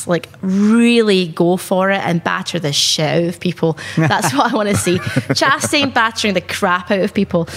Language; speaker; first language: English; native; English